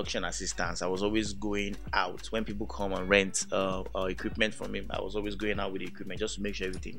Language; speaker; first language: English; non-native, local second language; Yoruba